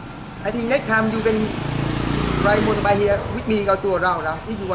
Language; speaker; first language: English; non-native, learner; Vietnamese